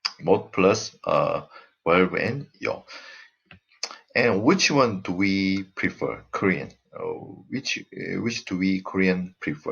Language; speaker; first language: English; non-native, fluent; Korean